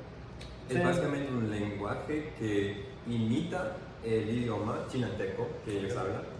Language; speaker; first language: Spanish; non-native, fluent; English